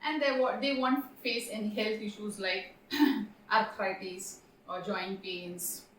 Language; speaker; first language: English; non-native, local second language; Marathi